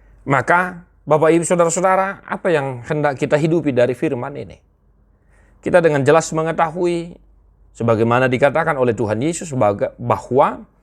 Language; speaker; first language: Indonesian; non-native, local second language; Batak Toba